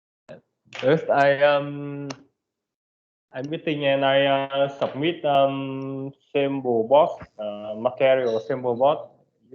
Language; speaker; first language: English; non-native, learner; Vietnamese